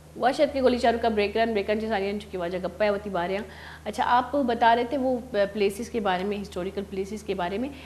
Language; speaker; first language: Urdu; non-native, local second language; Baluchi